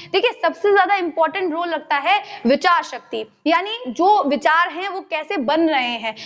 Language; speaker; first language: Hindi; native; Hindi